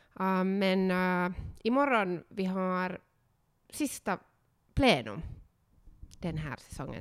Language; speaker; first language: Swedish; non-native, local second language; Finnish